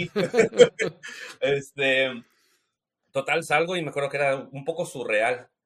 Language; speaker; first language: Spanish; native; Spanish